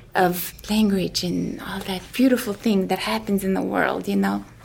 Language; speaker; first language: English; non-native, fluent; Mongolian